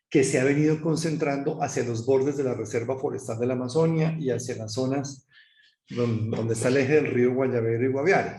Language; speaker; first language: Spanish; native; Spanish